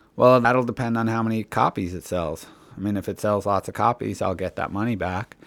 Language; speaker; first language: English; native; English